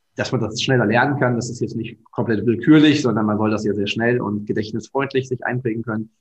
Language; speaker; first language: German; native; German